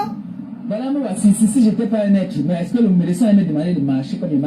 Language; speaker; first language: French; non-native, local second language; Lingala